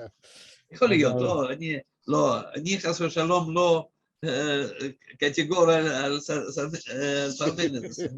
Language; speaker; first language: Hebrew; non-native, fluent; Russian